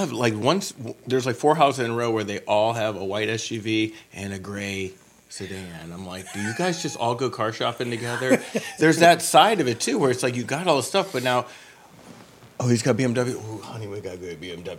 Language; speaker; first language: English; native; English